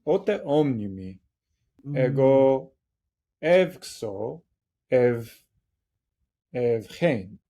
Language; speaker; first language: Greek; non-native, learner; English